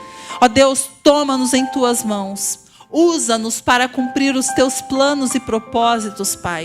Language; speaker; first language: Portuguese; native; Portuguese